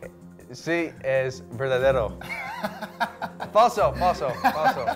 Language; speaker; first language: Spanish; non-native, fluent; English